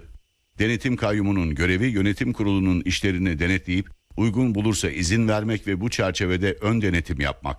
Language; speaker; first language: Turkish; native; Turkish